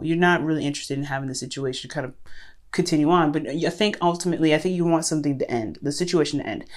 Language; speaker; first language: English; native; English